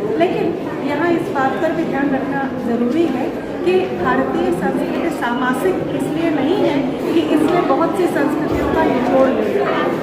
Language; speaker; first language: Hindi; native; Hindi